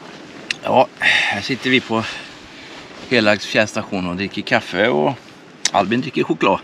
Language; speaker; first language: Swedish; native; Swedish